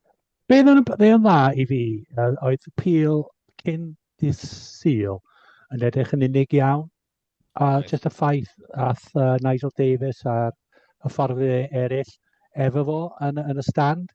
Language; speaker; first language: Welsh; non-native, fluent; English